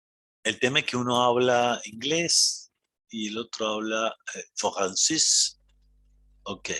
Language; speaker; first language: Spanish; native; Spanish